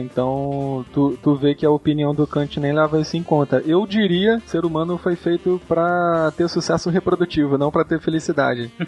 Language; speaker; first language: Portuguese; native; Portuguese